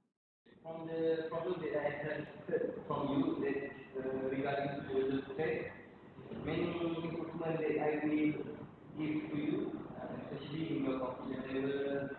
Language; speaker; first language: English; non-native, local second language; Malay